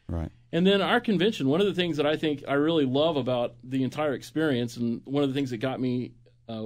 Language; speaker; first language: English; native; English